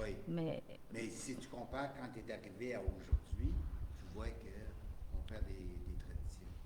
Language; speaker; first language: French; native; French